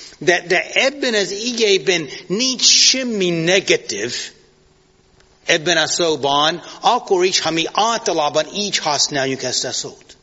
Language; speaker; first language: Hungarian; non-native, fluent; English